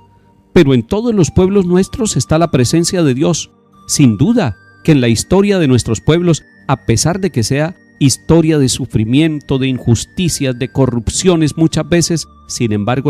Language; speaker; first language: Spanish; native; Spanish